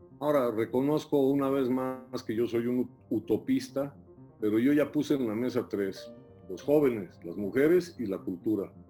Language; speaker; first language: Spanish; early bilingual, heritage; Spanish